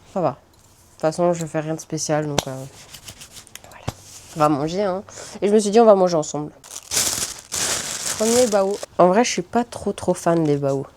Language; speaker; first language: French; native; French